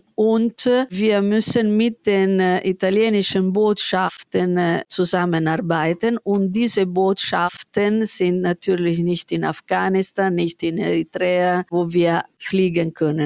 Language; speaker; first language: German; non-native, fluent; Italian